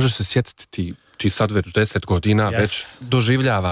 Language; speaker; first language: Croatian; native; Croatian